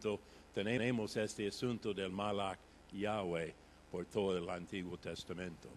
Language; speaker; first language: Spanish; non-native, fluent; English